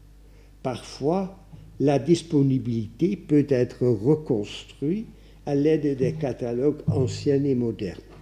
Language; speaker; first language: French; non-native, fluent; Dutch